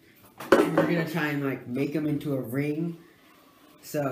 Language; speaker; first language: English; native; English